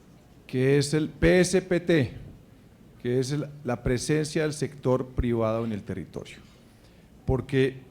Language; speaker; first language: Spanish; native; Spanish